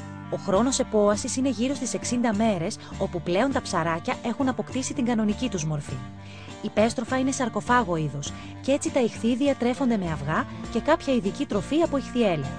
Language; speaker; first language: Greek; native; Greek